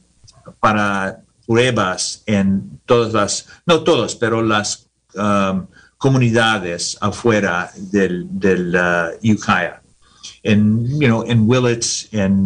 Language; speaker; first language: Spanish; non-native, learner; English